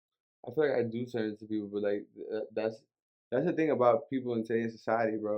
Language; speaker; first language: English; native; English